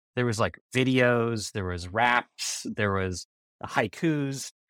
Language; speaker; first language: English; native; English